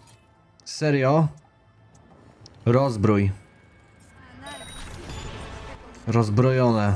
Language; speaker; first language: Polish; native; Polish